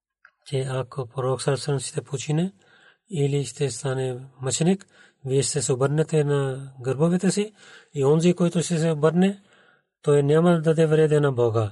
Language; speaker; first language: Bulgarian; non-native, learner; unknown